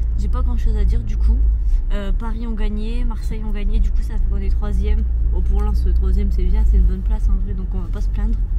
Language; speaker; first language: French; native; French